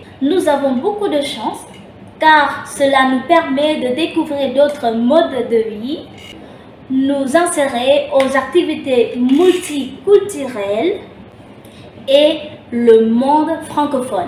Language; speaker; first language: French; non-native, local second language; Khmer